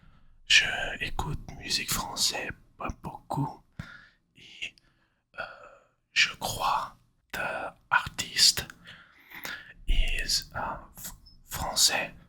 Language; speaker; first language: French; non-native, learner; English